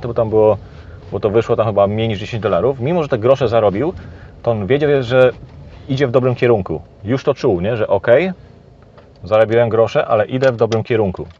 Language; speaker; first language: Polish; native; Polish